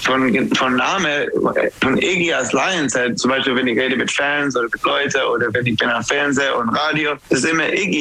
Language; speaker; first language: German; non-native, learner; English